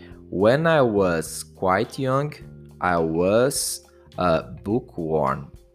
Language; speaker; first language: English; non-native, fluent; Portuguese